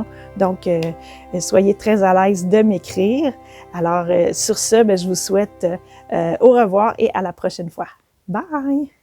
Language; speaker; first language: French; native; French